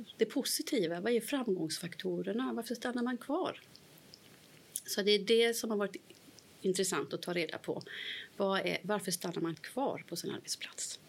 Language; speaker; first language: Swedish; native; Swedish